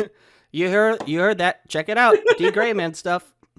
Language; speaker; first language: English; native; English